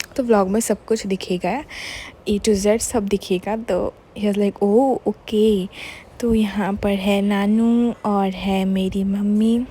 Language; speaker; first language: Hindi; non-native, local second language; Bangla